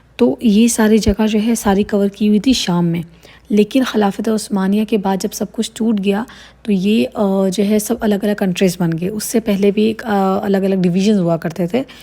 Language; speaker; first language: Urdu; native; Urdu